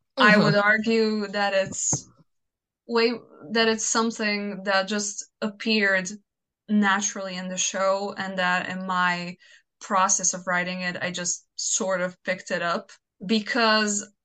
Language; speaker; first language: English; non-native, fluent; Croatian